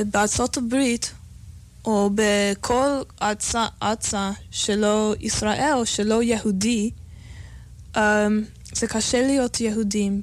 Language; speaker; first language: Hebrew; non-native, learner; English